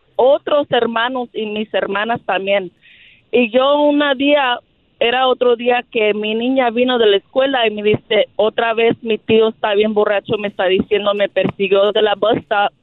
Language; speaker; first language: Spanish; early bilingual, heritage; Spanish